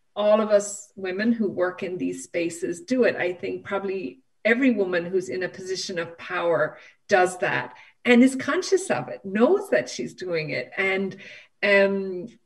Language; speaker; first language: English; native; English